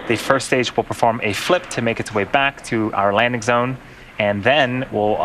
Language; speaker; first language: English; native; English